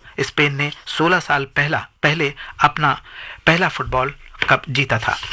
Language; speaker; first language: Urdu; native; Urdu